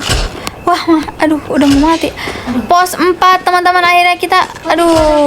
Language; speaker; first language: Indonesian; native; Indonesian